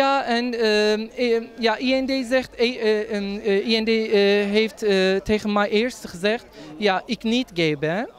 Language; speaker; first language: Dutch; non-native, learner; Turkish